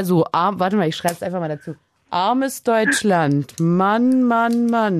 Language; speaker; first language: German; native; German